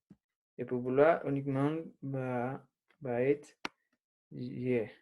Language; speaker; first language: French; non-native, learner; Spanish